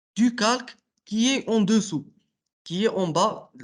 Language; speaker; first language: French; non-native, local second language; Arabic